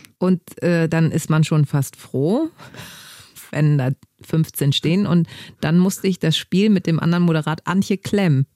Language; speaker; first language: German; native; German